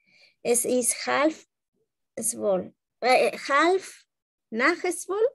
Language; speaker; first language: German; non-native, learner; Spanish